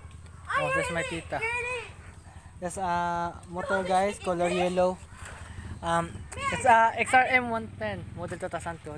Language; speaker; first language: English; non-native, learner; Filipino